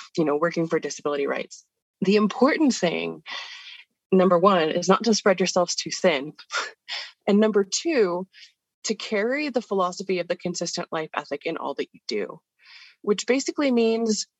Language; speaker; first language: English; native; English